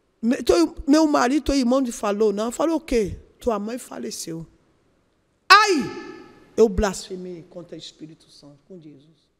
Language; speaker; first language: Portuguese; non-native, learner; Yoruba